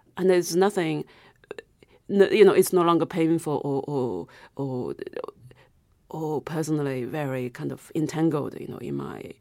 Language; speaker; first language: English; non-native, fluent; Chinese